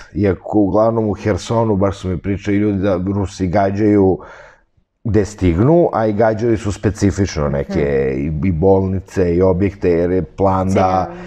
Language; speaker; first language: Serbian; early bilingual, heritage; Serbian